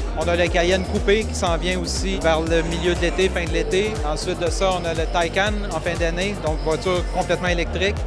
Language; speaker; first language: French; native; French